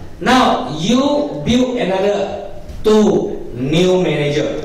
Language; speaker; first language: English; non-native, local second language; Min Nan Chinese